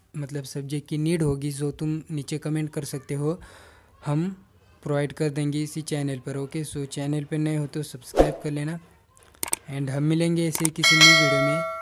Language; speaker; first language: Hindi; non-native, local second language; Marathi